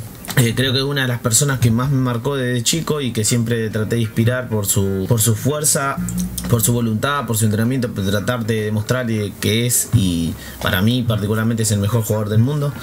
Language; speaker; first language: Spanish; native; Spanish